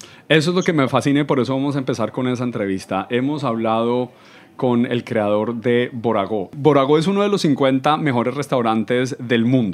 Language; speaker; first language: Spanish; native; Spanish